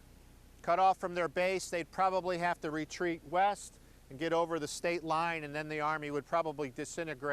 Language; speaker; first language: English; native; English